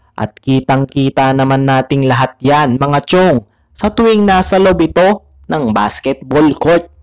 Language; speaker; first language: Filipino; native; Filipino